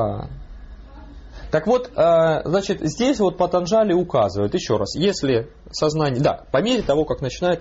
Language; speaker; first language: Russian; native; Russian